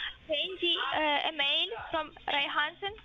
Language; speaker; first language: German; non-native, learner; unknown